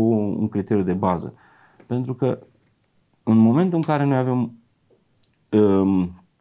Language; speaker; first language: Romanian; native; Romanian